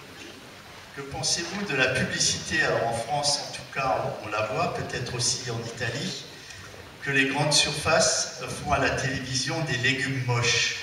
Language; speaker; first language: French; native; French